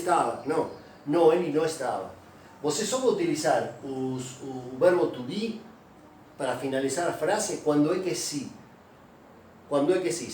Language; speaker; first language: Portuguese; non-native, fluent; Spanish